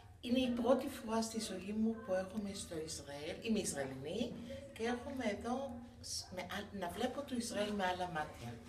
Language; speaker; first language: Greek; non-native, fluent; Hebrew